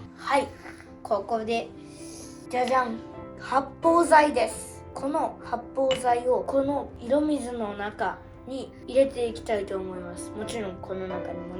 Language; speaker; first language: Japanese; early bilingual, other home language; Uyghur